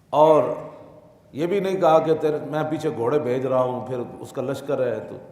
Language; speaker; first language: Urdu; non-native, local second language; Punjabi